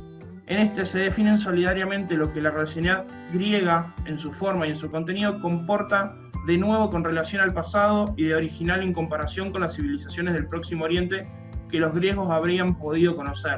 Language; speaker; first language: Spanish; native; Spanish